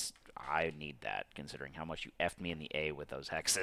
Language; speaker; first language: English; native; English